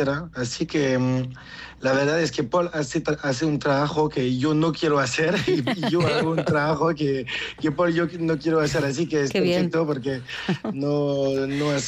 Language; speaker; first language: Spanish; non-native, learner; French